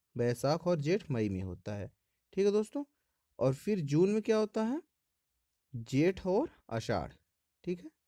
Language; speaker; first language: Hindi; native; Hindi